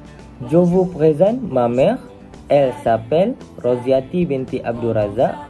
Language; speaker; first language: French; non-native, learner; Malay